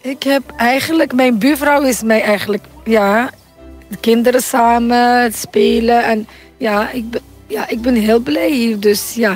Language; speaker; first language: Dutch; non-native, learner; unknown